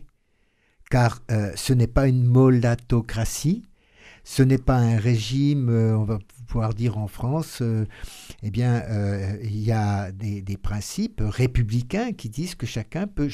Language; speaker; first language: French; native; French